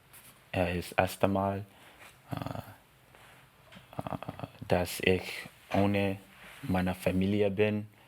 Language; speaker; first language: German; non-native, learner; English